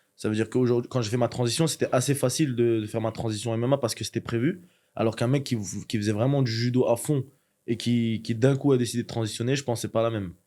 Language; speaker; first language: French; early bilingual, other home language; Chechen